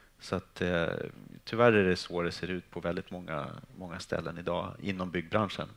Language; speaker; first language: Swedish; native; Swedish